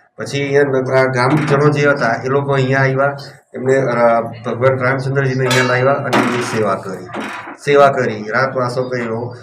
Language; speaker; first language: Gujarati; native; Gujarati